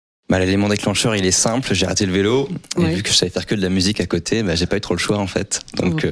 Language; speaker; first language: French; native; French